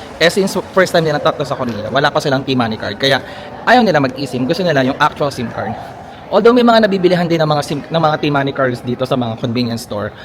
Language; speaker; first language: Filipino; native; Filipino